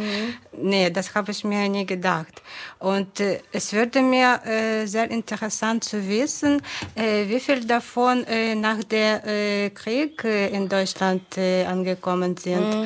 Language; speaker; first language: German; non-native, fluent; Ukrainian